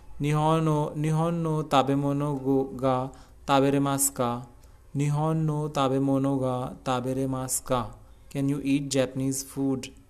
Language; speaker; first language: Japanese; non-native, learner; Hindi